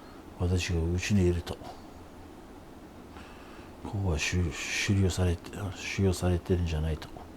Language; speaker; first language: Japanese; non-native, fluent; Kurdish